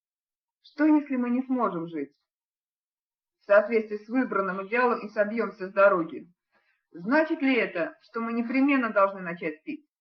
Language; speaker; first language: Russian; native; Russian